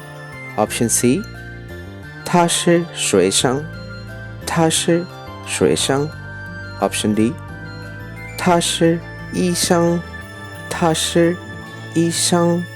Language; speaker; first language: Chinese; non-native, fluent; Urdu